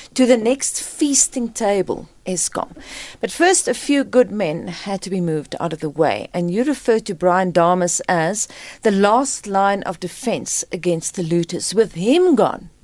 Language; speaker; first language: English; non-native, local second language; Afrikaans